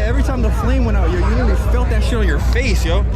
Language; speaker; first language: English; native; English